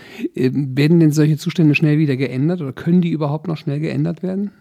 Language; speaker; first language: German; native; German